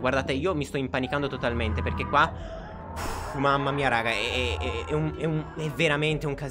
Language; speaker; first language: Italian; native; Italian